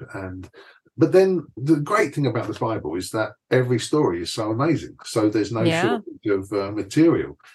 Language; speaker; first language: English; native; English